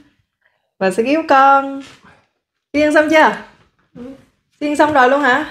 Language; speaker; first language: Vietnamese; native; Vietnamese